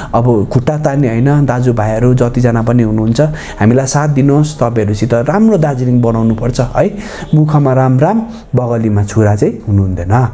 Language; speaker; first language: Nepali; native; Nepali